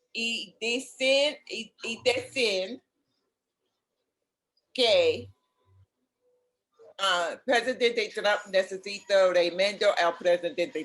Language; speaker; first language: Spanish; non-native, learner; English